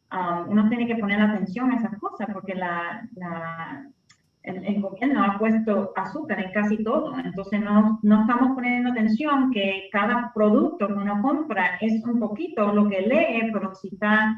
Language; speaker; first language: Spanish; early bilingual, heritage; Spanish